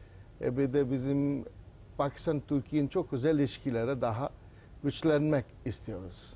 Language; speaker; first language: Turkish; non-native, learner; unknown